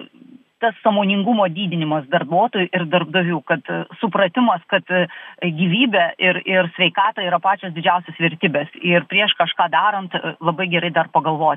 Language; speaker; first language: Lithuanian; native; Lithuanian